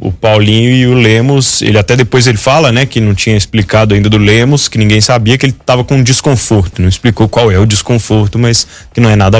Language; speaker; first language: Portuguese; native; Portuguese